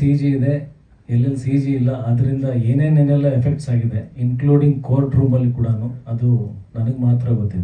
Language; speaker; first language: Kannada; native; Kannada